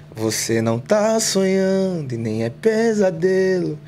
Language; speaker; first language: Portuguese; native; Portuguese